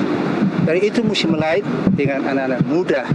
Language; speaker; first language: Indonesian; early bilingual, heritage; Indonesian